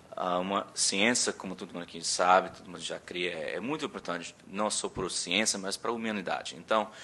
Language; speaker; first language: Portuguese; early bilingual, other home language; English